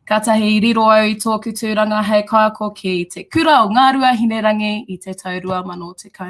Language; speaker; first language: Māori; non-native, local second language; English